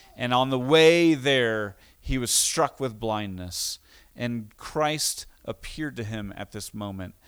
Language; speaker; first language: English; native; English